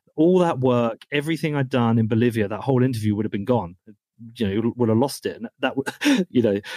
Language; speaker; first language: English; native; English